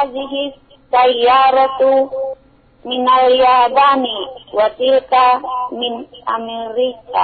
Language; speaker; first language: Arabic; non-native, learner; Indonesian